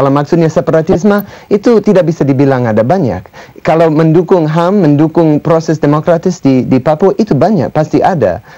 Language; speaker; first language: Indonesian; non-native, fluent; English